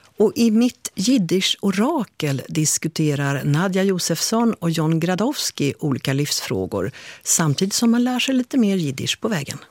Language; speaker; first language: Swedish; native; Swedish